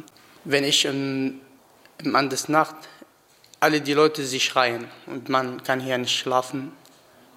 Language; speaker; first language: German; non-native, learner; Arabic